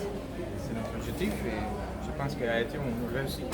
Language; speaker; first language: French; non-native, learner; Spanish